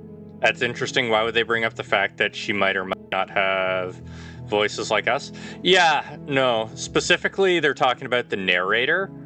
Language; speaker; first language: English; native; English